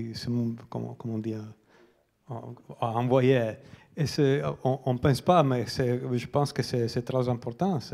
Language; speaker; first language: French; non-native, learner; Italian